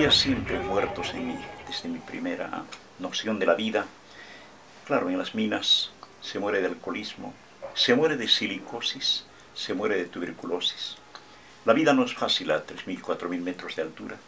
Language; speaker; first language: Spanish; native; Spanish